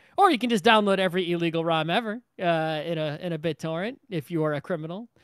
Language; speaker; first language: English; native; English